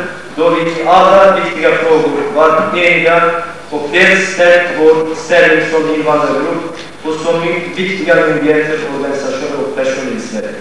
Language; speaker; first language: Swedish; non-native, fluent; Kurdish